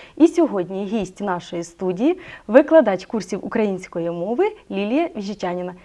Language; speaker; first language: Ukrainian; native; Ukrainian